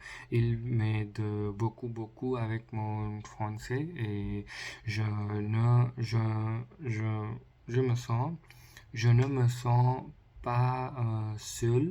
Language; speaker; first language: French; non-native, learner; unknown